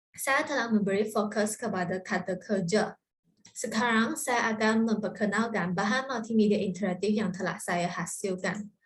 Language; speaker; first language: Malay; non-native, local second language; Chinese